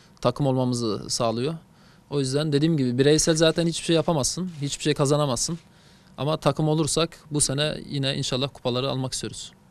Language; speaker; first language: Turkish; early bilingual, heritage; Turkish